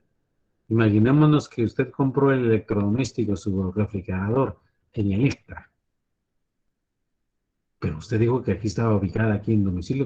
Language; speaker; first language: Spanish; native; Spanish